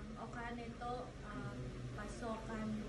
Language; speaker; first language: Japanese; non-native, learner; Filipino